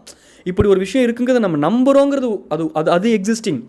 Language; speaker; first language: Tamil; native; Tamil